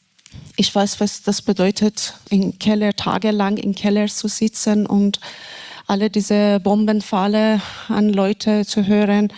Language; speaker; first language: German; non-native, learner; Persian